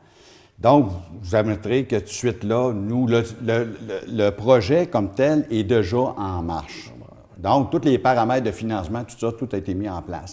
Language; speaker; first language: French; native; French